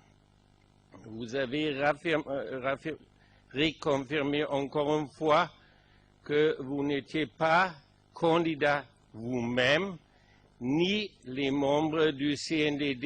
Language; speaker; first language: French; non-native, fluent; German